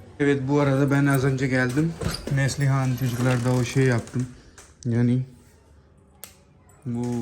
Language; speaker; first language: Turkish; non-native, learner; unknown